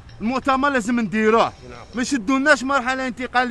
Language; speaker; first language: Arabic; native; Arabic